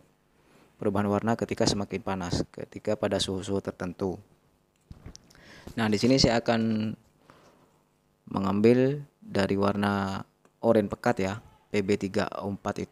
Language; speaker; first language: Indonesian; non-native, local second language; Madurese